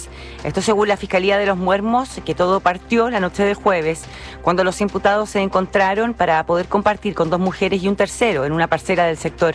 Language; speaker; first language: Spanish; native; Spanish